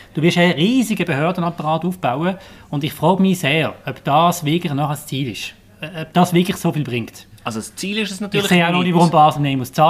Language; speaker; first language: German; native; German